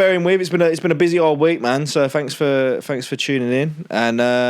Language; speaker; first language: English; native; English